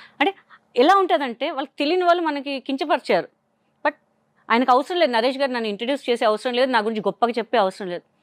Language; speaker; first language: Telugu; non-native, local second language; Hindi